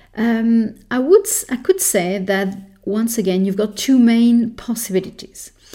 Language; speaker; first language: English; non-native, fluent; French